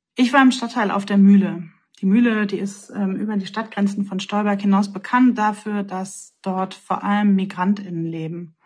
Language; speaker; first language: German; native; German